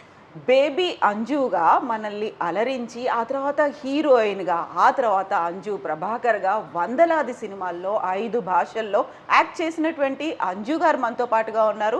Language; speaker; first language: Telugu; native; Telugu